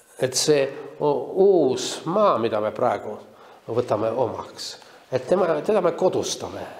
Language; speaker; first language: Estonian; non-native, local second language; Russian